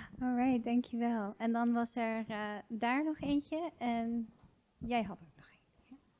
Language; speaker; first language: Dutch; early bilingual, other home language; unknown